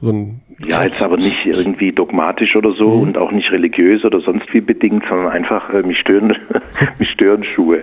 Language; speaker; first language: German; native; German